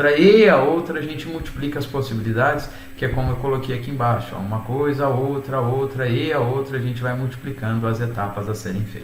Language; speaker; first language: Portuguese; native; Portuguese